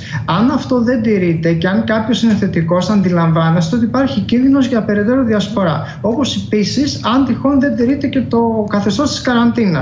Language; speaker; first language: Greek; native; Greek